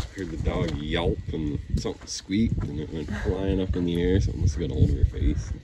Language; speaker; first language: English; non-native, fluent; Hebrew